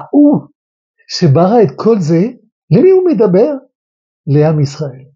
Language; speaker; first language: Hebrew; non-native, fluent; French